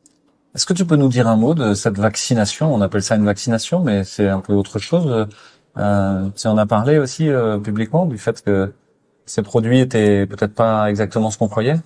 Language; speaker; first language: French; native; French